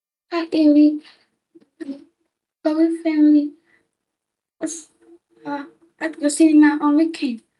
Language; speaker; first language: English; non-native, learner; Vietnamese